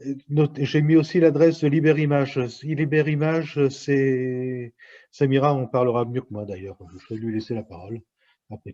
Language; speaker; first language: French; native; French